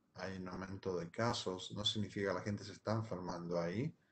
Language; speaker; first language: Spanish; native; Spanish